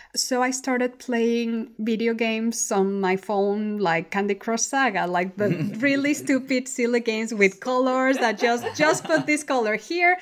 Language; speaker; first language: English; non-native, fluent; Spanish